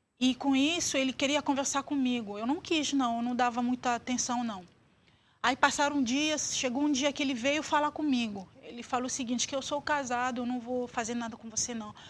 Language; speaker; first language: Portuguese; non-native, fluent; Swahili